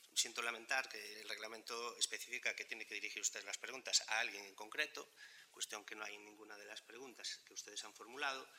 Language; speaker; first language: Spanish; non-native, local second language; Galician